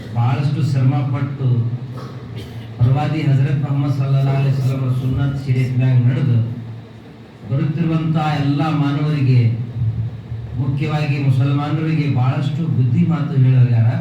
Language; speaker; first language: Kannada; non-native, local second language; Urdu